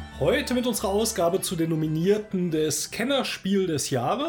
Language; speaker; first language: German; native; German